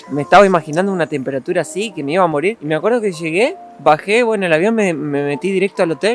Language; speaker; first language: Spanish; native; Spanish